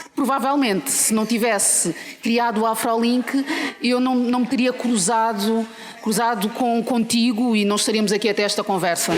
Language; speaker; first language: Portuguese; native; Portuguese